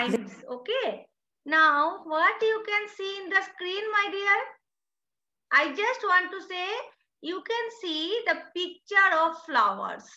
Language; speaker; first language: English; non-native, learner; Bangla